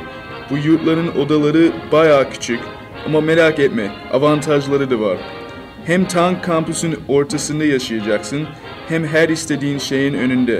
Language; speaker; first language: Turkish; early bilingual, heritage; Turkish